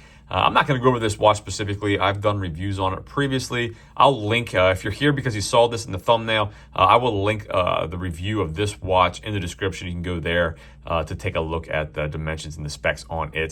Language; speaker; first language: English; native; English